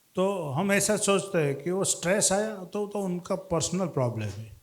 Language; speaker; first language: Hindi; non-native, local second language; Gujarati